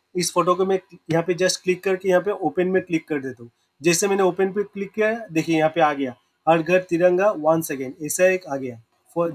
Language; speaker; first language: Hindi; non-native, local second language; Assamese